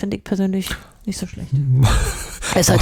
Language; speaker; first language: German; native; German